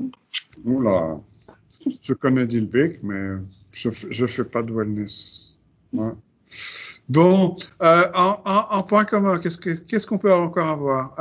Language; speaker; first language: French; non-native, fluent; Dutch